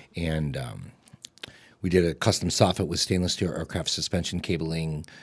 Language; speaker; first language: English; native; English